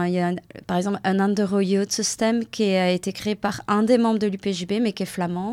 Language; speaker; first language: French; native; French